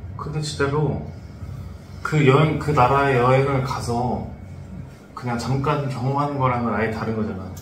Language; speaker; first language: Korean; native; Korean